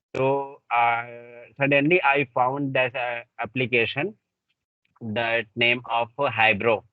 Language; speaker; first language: English; non-native, learner; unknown